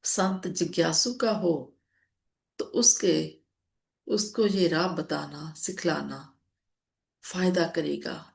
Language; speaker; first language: Hindi; non-native, local second language; Punjabi